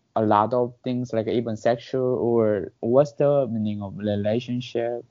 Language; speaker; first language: English; non-native, fluent; Korean